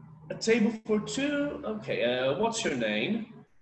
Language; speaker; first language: English; non-native, fluent; Portuguese